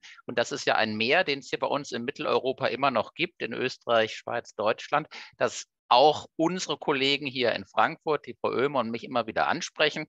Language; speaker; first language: German; native; German